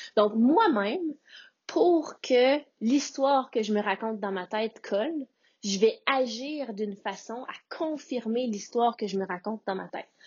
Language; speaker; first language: French; native; French